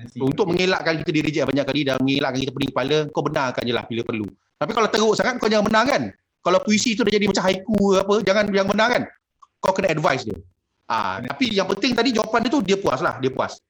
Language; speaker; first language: Malay; native; Malay